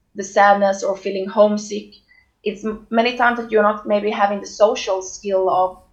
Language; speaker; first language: English; non-native, fluent; Swedish